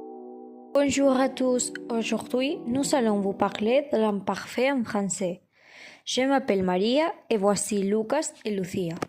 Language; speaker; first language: French; non-native, learner; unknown